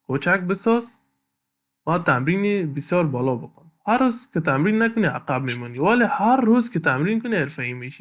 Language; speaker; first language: Persian; native; Persian